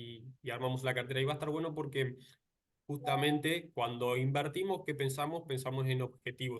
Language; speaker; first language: Spanish; native; Spanish